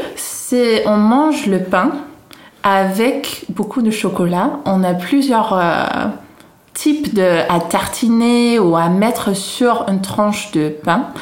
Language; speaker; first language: French; non-native, fluent; Dutch